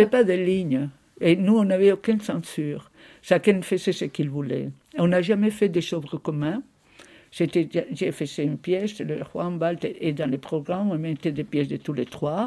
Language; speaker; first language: French; non-native, fluent; Spanish